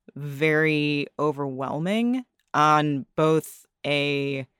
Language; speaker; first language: English; native; English